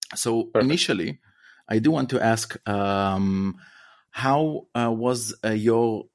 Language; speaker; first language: English; non-native, fluent; Hebrew